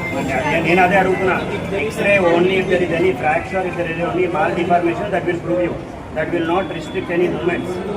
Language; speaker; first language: English; non-native, local second language; Telugu